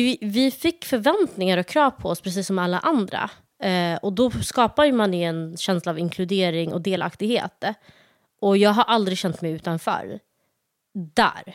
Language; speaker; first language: Swedish; early bilingual, other home language; Somali